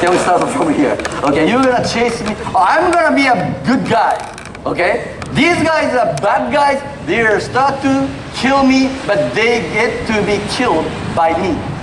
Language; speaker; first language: English; non-native, fluent; Japanese